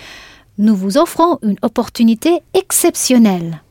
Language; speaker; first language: French; non-native, fluent; English